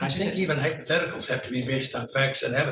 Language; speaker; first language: English; native; English